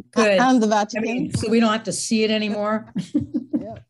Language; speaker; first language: English; native; English